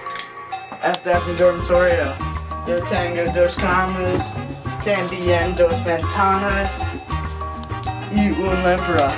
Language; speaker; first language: Spanish; non-native, learner; English